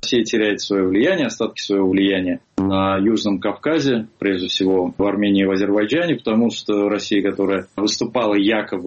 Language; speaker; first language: Russian; native; Russian